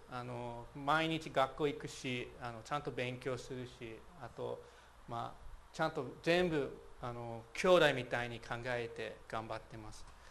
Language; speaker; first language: Japanese; non-native, fluent; English